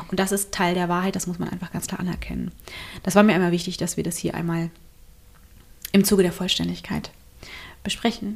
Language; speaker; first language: German; native; German